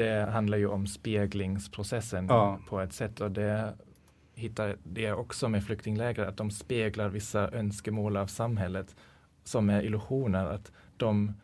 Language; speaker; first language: Swedish; non-native, fluent; German